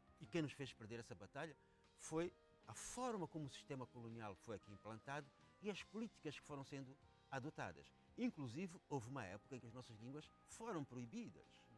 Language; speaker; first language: Portuguese; non-native, local second language; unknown